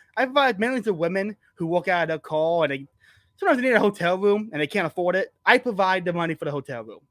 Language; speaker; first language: English; native; English